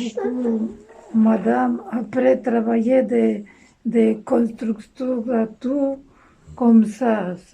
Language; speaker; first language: French; non-native, learner; Spanish